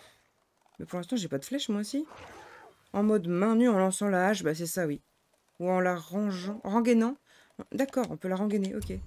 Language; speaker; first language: French; native; French